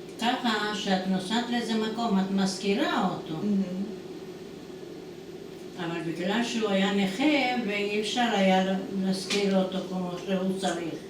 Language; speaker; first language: Hebrew; non-native, fluent; Italian